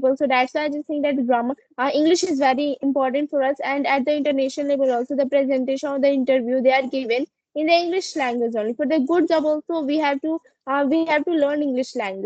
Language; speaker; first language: English; non-native, learner; Hindi